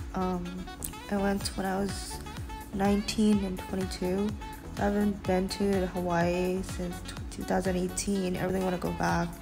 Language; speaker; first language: English; early bilingual, other home language; Japanese